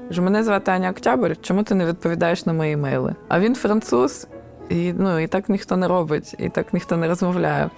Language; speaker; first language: Ukrainian; non-native, local second language; Russian